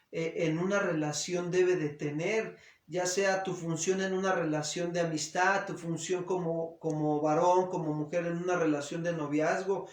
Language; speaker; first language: Spanish; native; Spanish